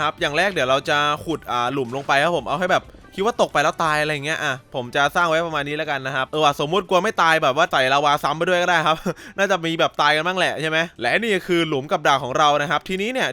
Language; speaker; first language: Thai; native; Thai